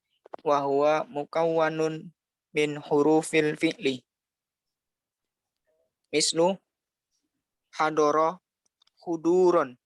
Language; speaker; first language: Arabic; non-native, learner; Indonesian